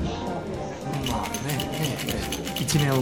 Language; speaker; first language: Japanese; native; Japanese